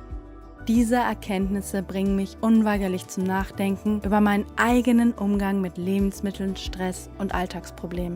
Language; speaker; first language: German; native; German